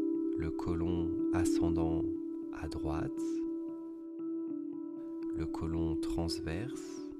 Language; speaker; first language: French; native; French